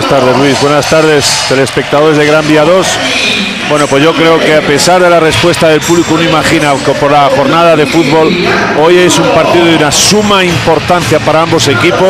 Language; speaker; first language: Spanish; native; Spanish